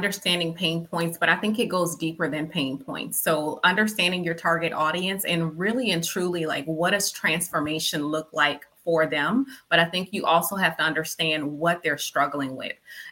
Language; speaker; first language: English; native; English